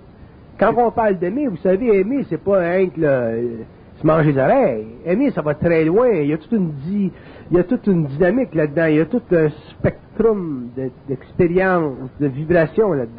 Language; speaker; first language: French; native; French